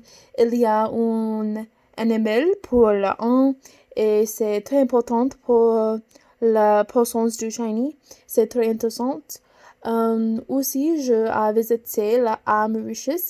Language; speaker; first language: French; non-native, learner; English